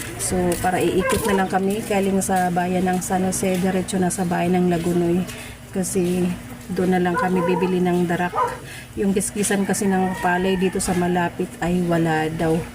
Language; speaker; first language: Filipino; non-native, local second language; Bikol